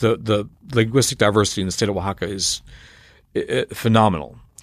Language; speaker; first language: English; native; English